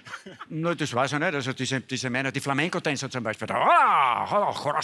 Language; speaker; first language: German; native; German